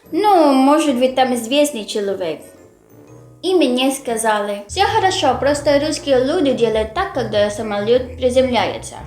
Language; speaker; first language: Russian; non-native, learner; Filipino